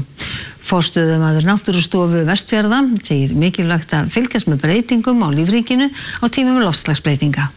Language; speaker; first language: Icelandic; native; Icelandic